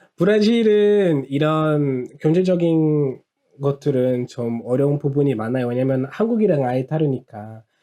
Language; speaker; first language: Korean; non-native, fluent; Portuguese